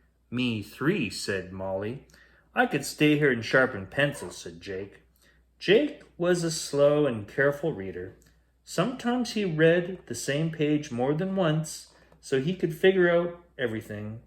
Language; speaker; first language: English; native; English